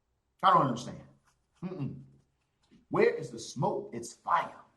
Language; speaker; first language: English; native; English